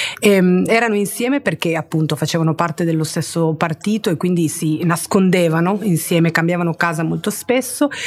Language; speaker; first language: Italian; early bilingual, other home language; Spanish